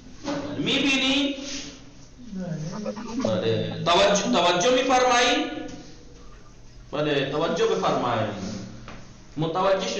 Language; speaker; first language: Persian; non-native, fluent; Urdu